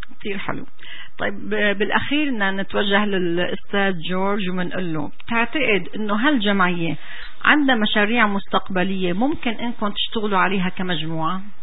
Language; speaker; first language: Arabic; native; Arabic